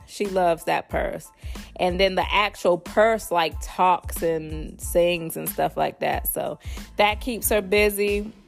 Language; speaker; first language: English; native; English